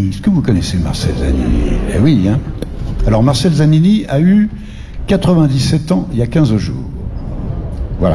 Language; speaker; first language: French; native; French